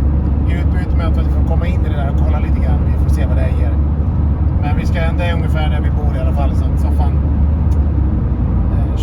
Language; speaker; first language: Swedish; native; Swedish